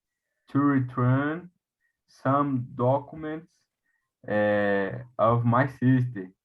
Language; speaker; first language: English; non-native, learner; Portuguese